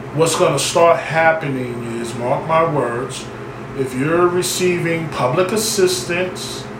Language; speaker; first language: English; native; English